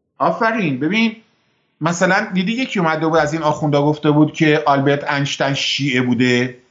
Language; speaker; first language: Persian; native; Persian